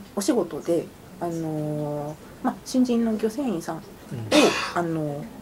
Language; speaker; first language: Japanese; native; Japanese